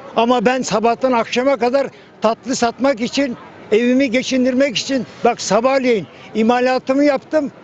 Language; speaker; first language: Turkish; native; Turkish